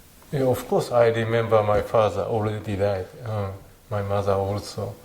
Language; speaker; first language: English; non-native, learner; Japanese